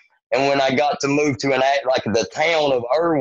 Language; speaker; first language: English; native; English